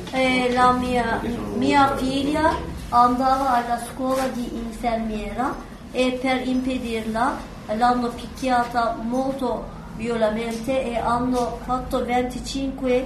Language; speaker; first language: Italian; non-native, learner; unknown